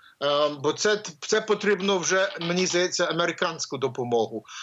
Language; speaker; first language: Ukrainian; early bilingual, heritage; English